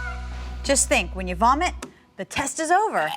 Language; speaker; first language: English; native; English